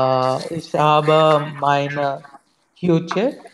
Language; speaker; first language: German; non-native, learner; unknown